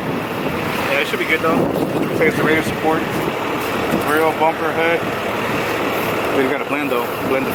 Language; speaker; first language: English; native; English